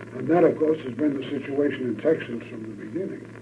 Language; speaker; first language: English; native; English